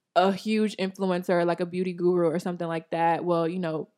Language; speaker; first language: English; native; English